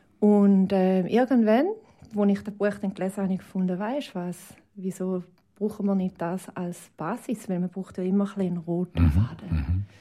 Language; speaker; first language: German; native; German